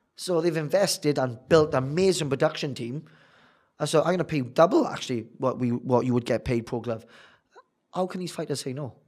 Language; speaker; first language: English; native; English